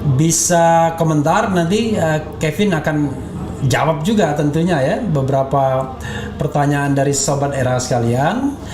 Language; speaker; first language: Indonesian; native; Indonesian